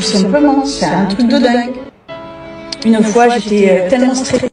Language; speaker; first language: French; native; French